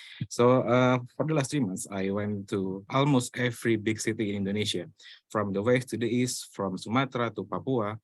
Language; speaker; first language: English; non-native, learner; Indonesian